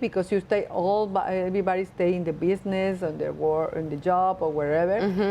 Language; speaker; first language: English; non-native, learner; Spanish